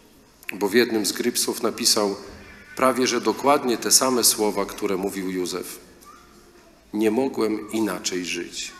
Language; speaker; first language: Polish; native; Polish